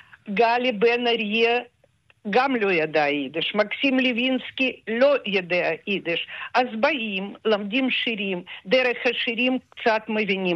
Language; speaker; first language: Hebrew; non-native, fluent; Russian